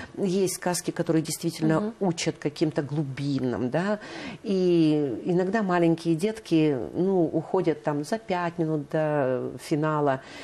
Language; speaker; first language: Russian; native; Russian